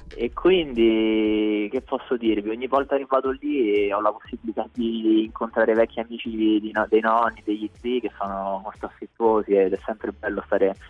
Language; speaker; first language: Italian; native; Italian